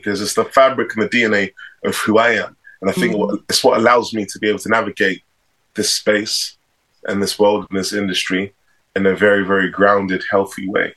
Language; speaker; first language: English; native; English